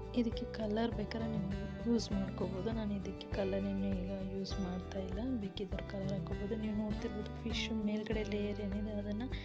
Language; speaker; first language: Kannada; native; Kannada